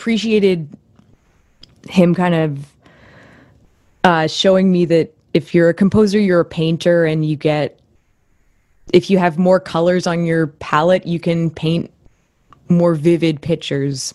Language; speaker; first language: English; native; English